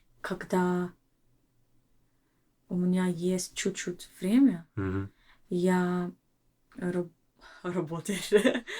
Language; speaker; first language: Russian; non-native, learner; English